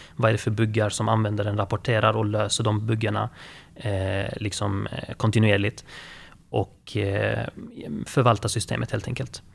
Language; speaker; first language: Swedish; early bilingual, other home language; Arabic